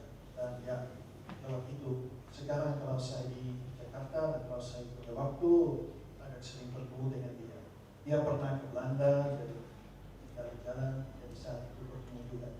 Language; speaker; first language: Indonesian; non-native, fluent; Dutch